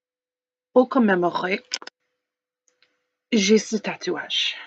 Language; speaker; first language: French; non-native, learner; English